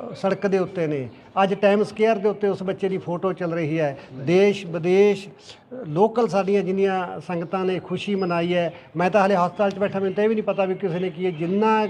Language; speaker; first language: Punjabi; native; Punjabi